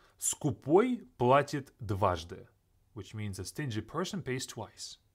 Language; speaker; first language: Russian; native; Russian